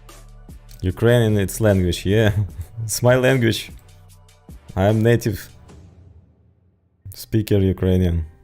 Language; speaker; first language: English; non-native, learner; Ukrainian